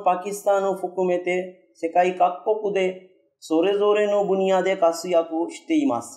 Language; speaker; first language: Japanese; non-native, fluent; Urdu